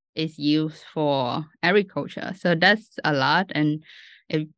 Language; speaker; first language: English; non-native, fluent; Vietnamese